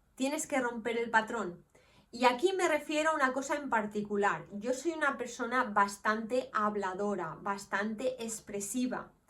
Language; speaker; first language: Spanish; native; Spanish